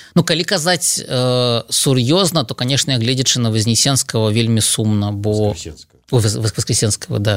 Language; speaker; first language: Belarusian; non-native, local second language; Russian